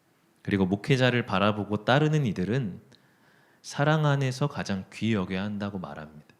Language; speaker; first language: Korean; native; Korean